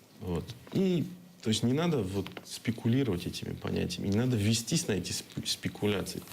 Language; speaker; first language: Russian; non-native, local second language; Crimean Tatar